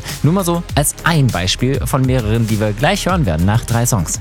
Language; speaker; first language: German; native; German